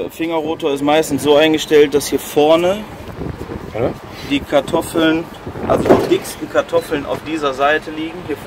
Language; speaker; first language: German; native; German